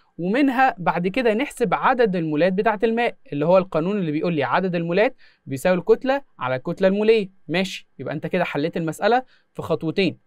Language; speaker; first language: Arabic; native; Arabic